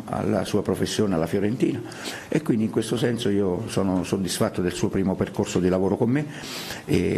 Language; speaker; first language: Italian; native; Italian